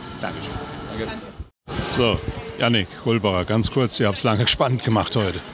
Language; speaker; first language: German; native; German